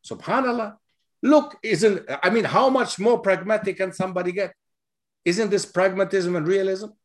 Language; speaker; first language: English; non-native, fluent; Greek